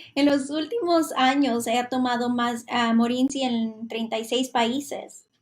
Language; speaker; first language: Spanish; non-native, fluent; Hungarian